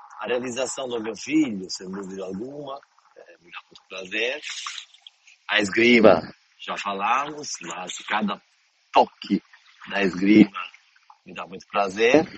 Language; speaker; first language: Portuguese; non-native, fluent; Italian